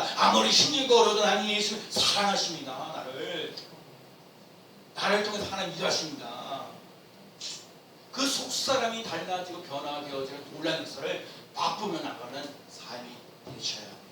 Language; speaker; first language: Korean; native; Korean